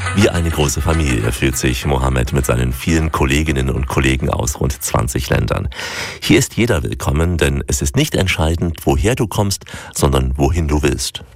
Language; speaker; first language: German; native; German